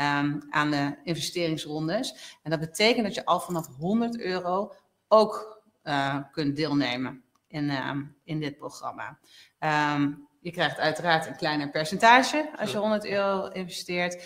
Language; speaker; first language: Dutch; native; Dutch